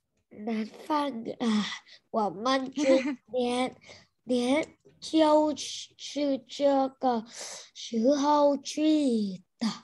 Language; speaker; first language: Chinese; non-native, learner; Vietnamese